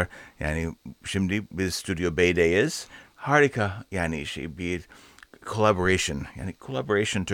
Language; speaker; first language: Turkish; non-native, learner; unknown